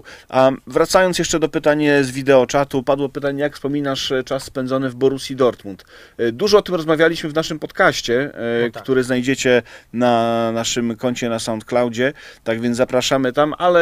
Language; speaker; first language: Polish; native; Polish